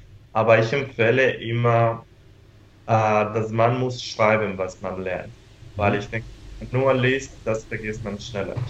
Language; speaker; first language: German; non-native, fluent; Spanish